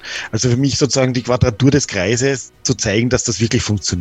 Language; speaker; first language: German; native; German